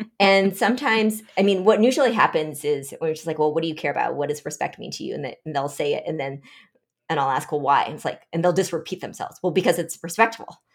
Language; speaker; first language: English; early bilingual, other home language; Vietnamese